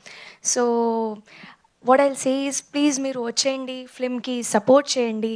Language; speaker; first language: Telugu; non-native, learner; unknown